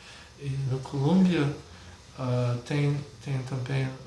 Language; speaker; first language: Portuguese; non-native, fluent; English